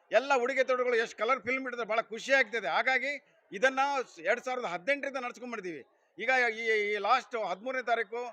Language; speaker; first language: Kannada; non-native, local second language; Lambadi